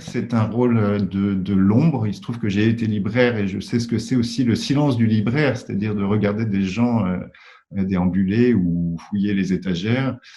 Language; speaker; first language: French; native; French